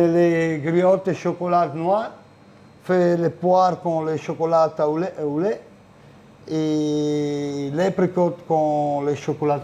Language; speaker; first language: French; non-native, learner; Italian